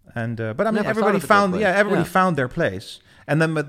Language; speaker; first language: English; non-native, fluent; Dutch